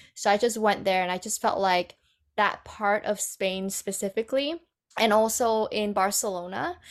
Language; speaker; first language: English; native; English